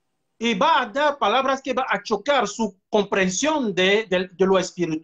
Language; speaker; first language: Spanish; non-native, fluent; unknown